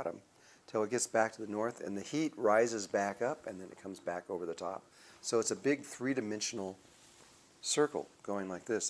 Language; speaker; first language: English; native; English